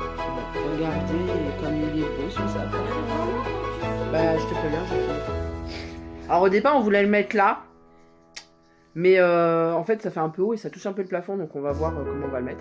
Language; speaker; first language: French; native; French